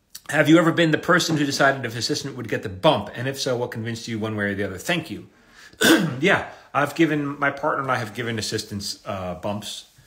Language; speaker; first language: English; native; English